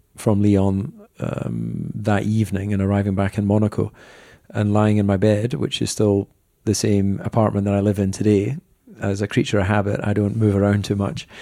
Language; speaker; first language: English; native; English